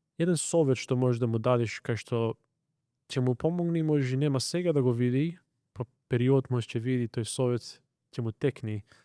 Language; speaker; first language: Macedonian; early bilingual, heritage; Macedonian